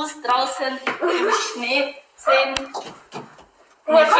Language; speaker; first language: German; early bilingual, other home language; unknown